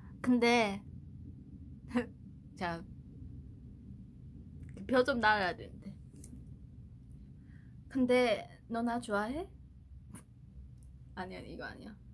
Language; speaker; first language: Korean; non-native, fluent; Chinese